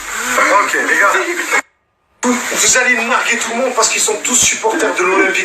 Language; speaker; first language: French; native; French